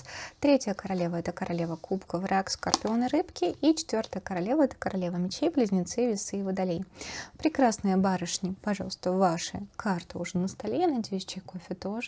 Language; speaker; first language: Russian; native; Russian